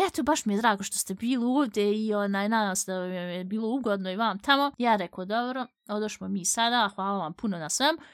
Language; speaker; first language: Bosnian; early bilingual, heritage; Bosnian